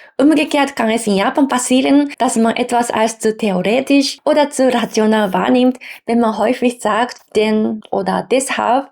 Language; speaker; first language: German; non-native, fluent; Japanese